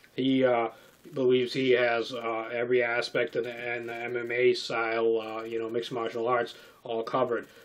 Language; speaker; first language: English; native; English